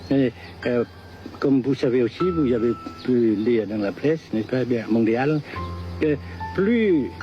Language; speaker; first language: French; non-native, fluent; Vietnamese